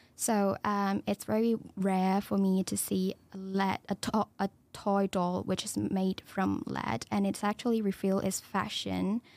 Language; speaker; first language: English; non-native, local second language; Cantonese